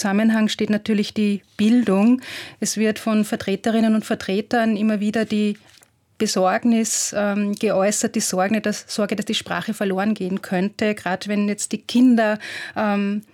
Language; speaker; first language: German; native; German